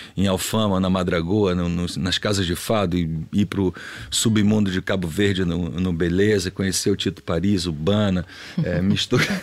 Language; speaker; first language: Portuguese; native; Portuguese